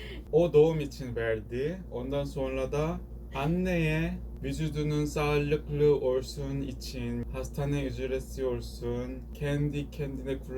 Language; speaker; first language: Turkish; non-native, learner; Korean